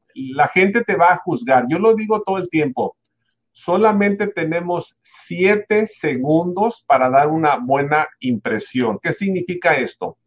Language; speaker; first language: Spanish; native; Spanish